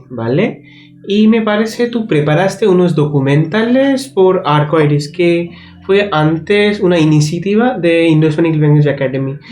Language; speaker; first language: Spanish; non-native, learner; Bangla